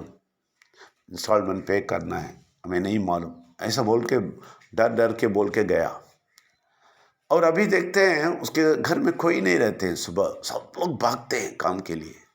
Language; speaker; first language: Hindi; non-native, local second language; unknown